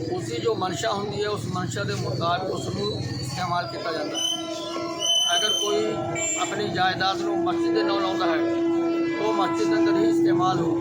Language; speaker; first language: Urdu; non-native, local second language; Punjabi